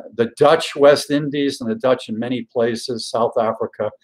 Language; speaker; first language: English; native; English